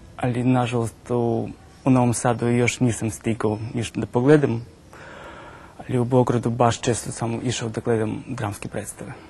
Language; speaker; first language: Serbian; non-native, fluent; Russian